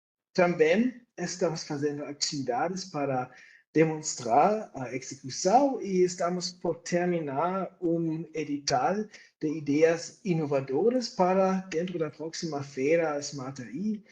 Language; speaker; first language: Portuguese; non-native, fluent; German